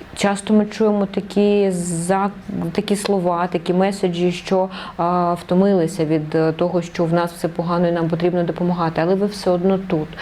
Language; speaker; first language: Ukrainian; native; Ukrainian